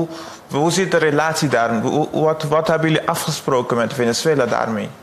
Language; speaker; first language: Dutch; non-native, local second language; Papiamento